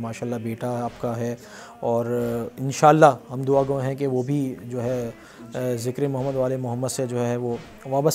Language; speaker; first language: Urdu; native; Urdu